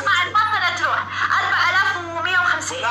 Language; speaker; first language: Arabic; non-native, learner; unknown